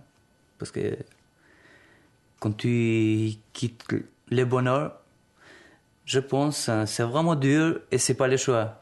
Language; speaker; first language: French; non-native, learner; Albanian